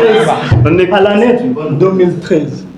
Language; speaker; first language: French; non-native, learner; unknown